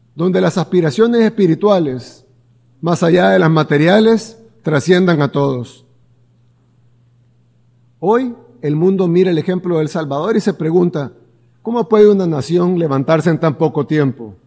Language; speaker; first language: Spanish; native; Spanish